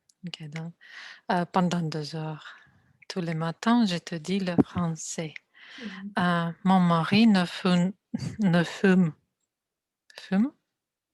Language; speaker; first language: French; non-native, learner; Russian